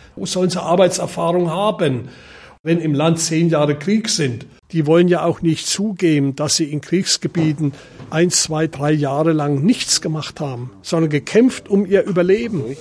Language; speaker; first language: German; native; German